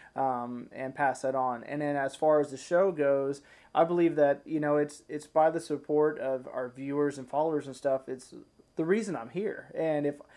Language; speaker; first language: English; native; English